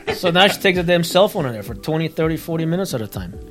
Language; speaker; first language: English; early bilingual, other home language; Spanish